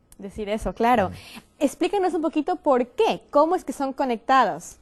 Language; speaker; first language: Spanish; native; Spanish